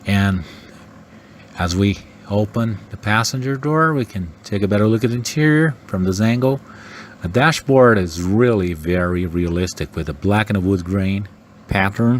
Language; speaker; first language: English; non-native, fluent; Portuguese